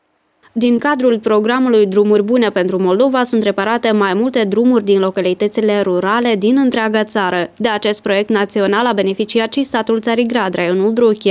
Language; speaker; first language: Romanian; native; Romanian